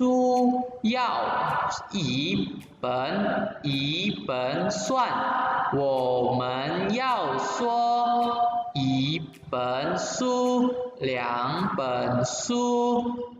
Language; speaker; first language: Chinese; non-native, fluent; Indonesian